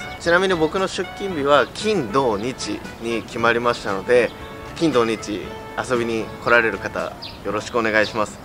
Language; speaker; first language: Japanese; native; Japanese